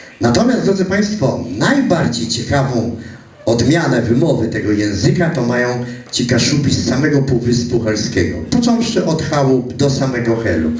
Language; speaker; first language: Polish; native; Polish